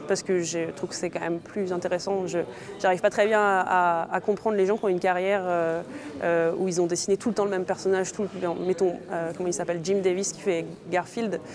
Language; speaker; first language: French; native; French